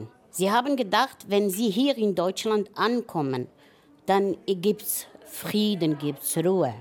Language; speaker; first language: German; non-native, fluent; Arabic